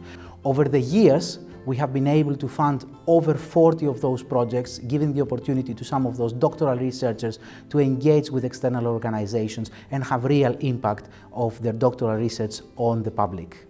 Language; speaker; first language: English; non-native, fluent; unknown